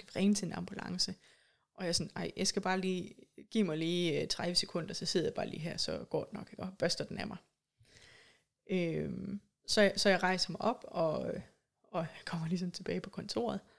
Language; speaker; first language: Danish; native; Danish